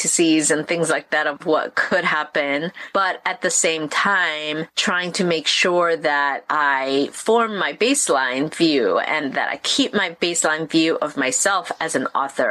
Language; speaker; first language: English; early bilingual, other home language; Korean